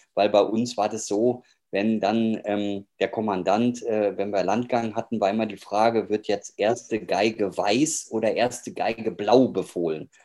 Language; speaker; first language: German; native; German